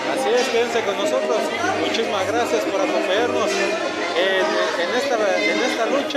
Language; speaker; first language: Spanish; native; Spanish